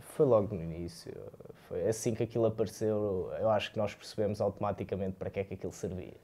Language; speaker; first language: Portuguese; early bilingual, other home language; Romanian